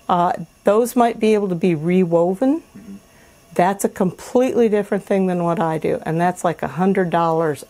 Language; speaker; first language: English; native; English